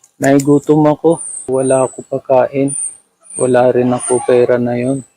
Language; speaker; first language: Filipino; non-native, learner; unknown